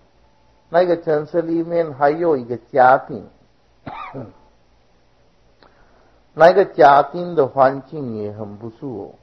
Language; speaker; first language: Chinese; non-native, fluent; Sinhala